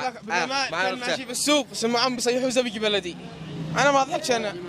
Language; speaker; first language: Arabic; native; Arabic